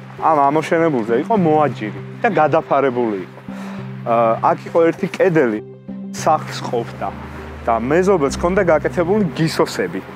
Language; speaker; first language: Georgian; native; Georgian